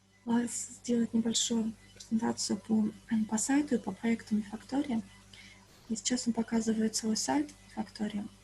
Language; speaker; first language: Russian; native; Russian